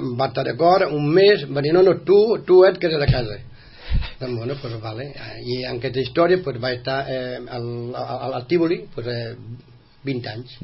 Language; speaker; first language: Catalan; native; Catalan